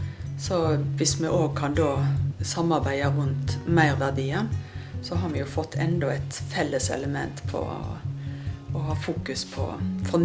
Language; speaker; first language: Norwegian; native; Norwegian